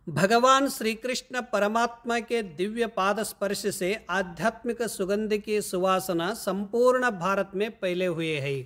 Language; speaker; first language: Hindi; non-native, local second language; Kannada